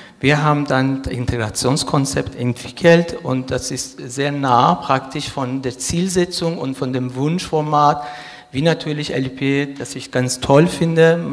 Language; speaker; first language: German; non-native, fluent; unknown